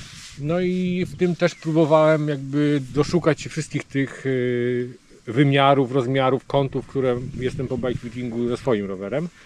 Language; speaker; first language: Polish; native; Polish